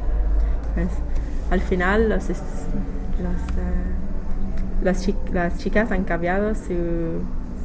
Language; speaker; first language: Spanish; non-native, learner; English